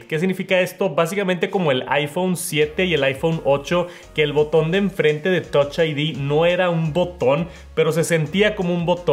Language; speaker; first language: Spanish; native; Spanish